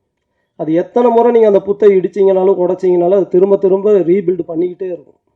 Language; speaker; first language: Tamil; native; Tamil